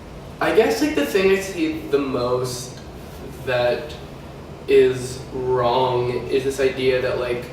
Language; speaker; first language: English; native; English